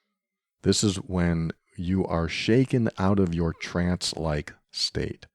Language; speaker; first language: English; native; English